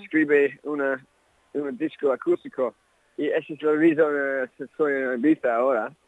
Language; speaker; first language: Spanish; non-native, learner; English